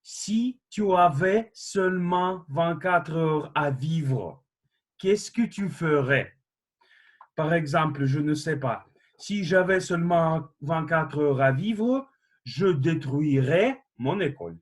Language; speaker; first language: French; non-native, fluent; Russian